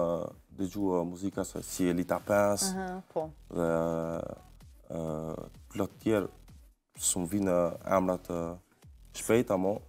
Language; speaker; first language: Albanian; early bilingual, heritage; Albanian